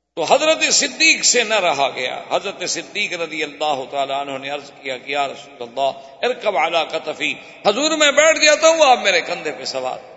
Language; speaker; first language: Urdu; native; Urdu